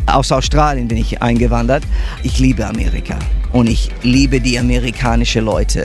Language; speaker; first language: German; non-native, fluent; English